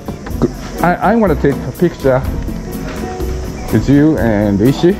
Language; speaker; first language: English; non-native, learner; Japanese